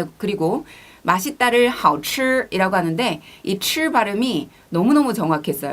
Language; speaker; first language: Korean; native; Korean